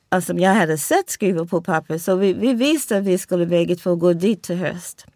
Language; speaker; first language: Swedish; non-native, fluent; English